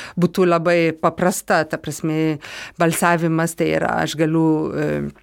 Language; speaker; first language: Lithuanian; non-native, fluent; French